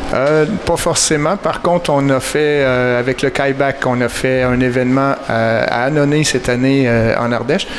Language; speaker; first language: French; native; French